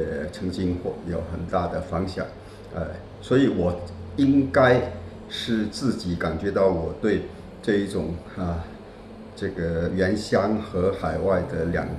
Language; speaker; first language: Chinese; non-native, local second language; Min Nan Chinese